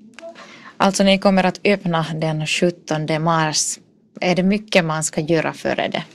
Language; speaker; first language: Swedish; non-native, local second language; Finnish